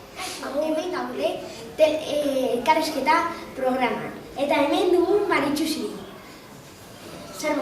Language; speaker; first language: Basque; non-native, local second language; Spanish